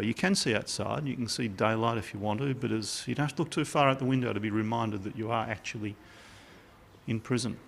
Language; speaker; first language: English; native; English